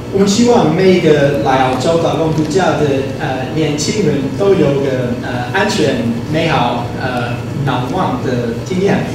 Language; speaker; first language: Chinese; non-native, fluent; English